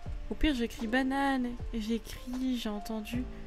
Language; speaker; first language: French; native; French